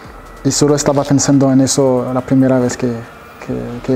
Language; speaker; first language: Spanish; non-native, fluent; French